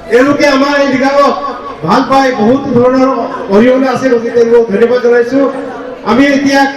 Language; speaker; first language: Assamese; non-native, local second language; Mising